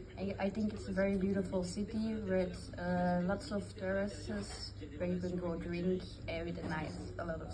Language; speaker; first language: English; non-native, fluent; Dutch